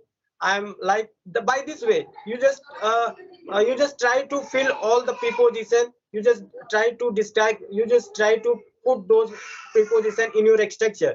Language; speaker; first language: English; non-native, local second language; Hindi